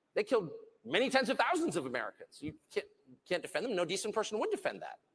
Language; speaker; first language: English; native; English